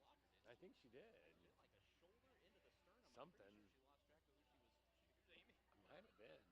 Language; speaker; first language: English; native; English